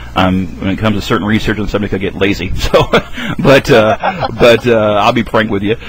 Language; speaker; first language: English; native; English